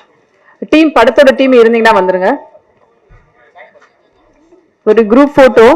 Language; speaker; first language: Tamil; native; Tamil